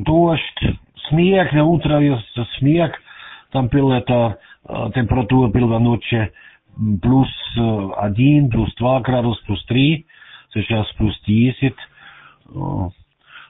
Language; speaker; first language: Russian; non-native, learner; German